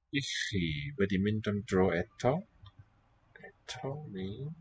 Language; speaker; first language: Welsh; non-native, learner; English